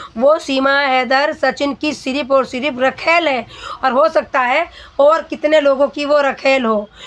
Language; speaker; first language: Hindi; native; Hindi